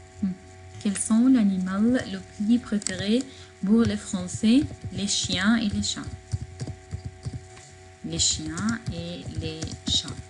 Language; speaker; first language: French; non-native, fluent; Arabic